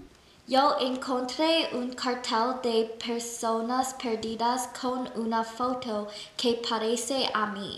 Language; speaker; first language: Spanish; non-native, learner; English